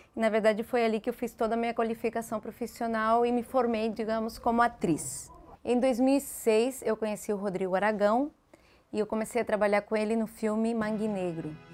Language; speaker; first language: Portuguese; early bilingual, heritage; Spanish